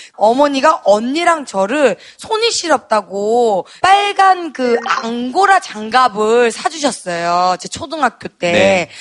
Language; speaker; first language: Korean; native; Korean